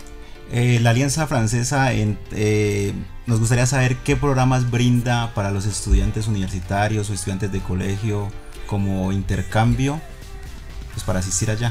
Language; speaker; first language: Spanish; native; Spanish